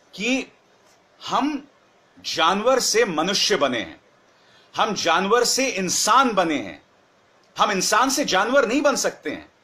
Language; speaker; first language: Hindi; native; Hindi